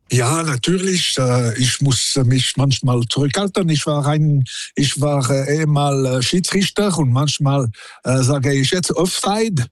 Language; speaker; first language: German; non-native, local second language; French